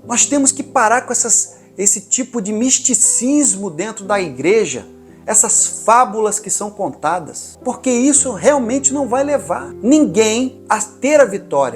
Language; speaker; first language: Portuguese; native; Portuguese